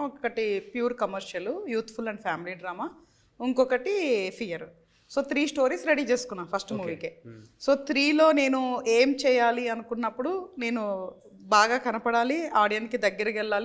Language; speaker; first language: Telugu; native; Telugu